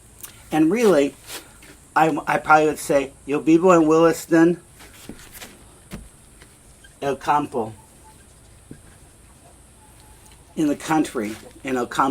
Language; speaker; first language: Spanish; non-native, fluent; English